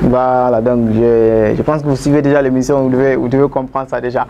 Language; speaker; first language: French; non-native, local second language; Bambara